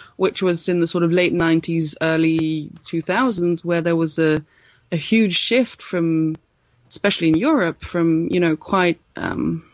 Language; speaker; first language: English; non-native, fluent; Swedish